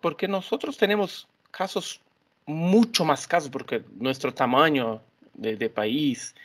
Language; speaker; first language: Spanish; non-native, learner; Portuguese